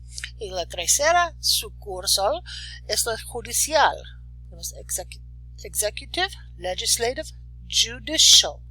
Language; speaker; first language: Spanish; non-native, learner; English